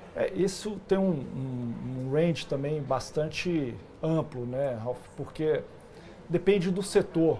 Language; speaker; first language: Portuguese; native; Portuguese